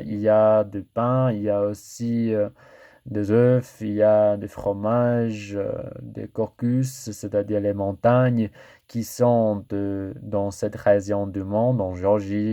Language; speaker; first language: French; non-native, learner; English